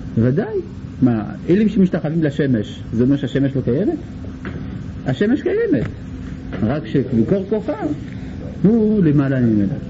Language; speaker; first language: Hebrew; native; Hebrew